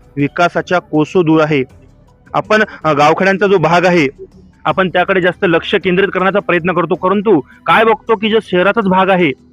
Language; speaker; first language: Marathi; native; Marathi